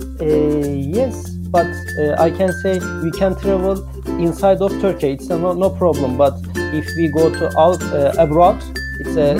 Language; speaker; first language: English; non-native, learner; Turkish